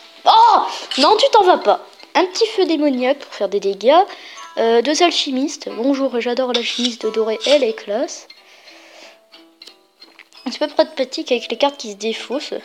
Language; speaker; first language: French; native; French